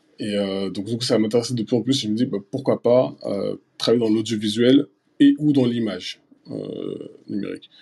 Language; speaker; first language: French; early bilingual, other home language; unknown